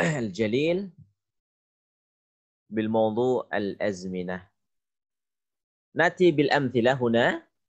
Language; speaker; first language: Arabic; non-native, fluent; Indonesian